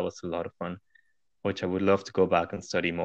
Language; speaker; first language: English; non-native, fluent; Spanish